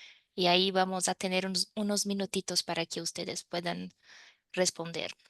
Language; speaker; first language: Spanish; non-native, fluent; Portuguese